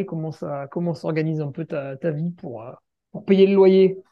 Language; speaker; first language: French; native; French